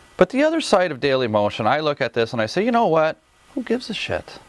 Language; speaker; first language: English; native; English